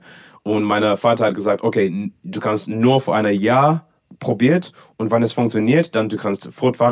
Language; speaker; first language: German; non-native, learner; English